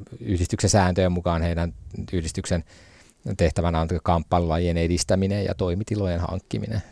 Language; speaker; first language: Finnish; native; Finnish